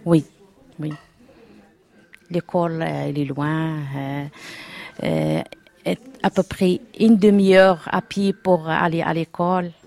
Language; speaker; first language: French; non-native, learner; Arabic